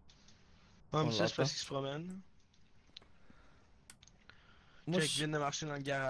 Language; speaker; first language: French; native; French